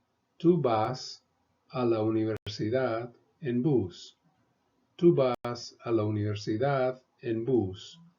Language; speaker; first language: Spanish; non-native, fluent; English